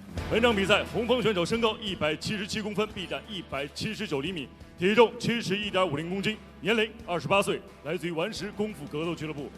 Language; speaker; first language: Chinese; native; Chinese